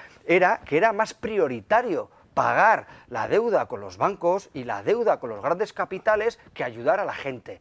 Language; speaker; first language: Spanish; native; Spanish